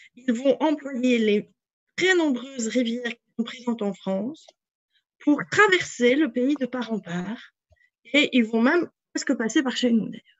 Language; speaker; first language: French; native; French